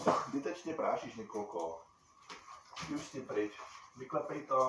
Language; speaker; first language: Czech; native; Czech